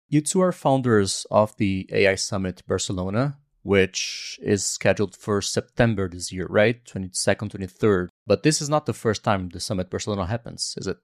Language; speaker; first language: English; non-native, fluent; Portuguese